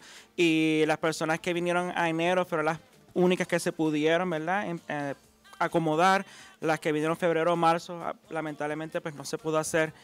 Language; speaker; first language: Spanish; native; Spanish